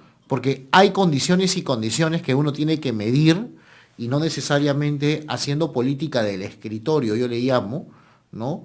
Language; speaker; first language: Spanish; native; Spanish